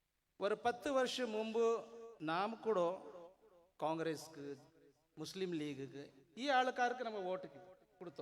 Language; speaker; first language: Malayalam; non-native, learner; Urdu